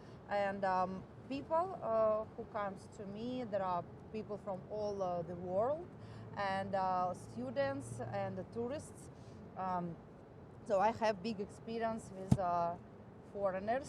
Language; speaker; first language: English; non-native, fluent; Russian